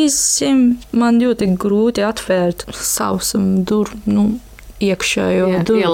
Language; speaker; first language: Latvian; non-native, learner; Japanese